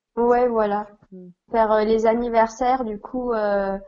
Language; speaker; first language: French; native; French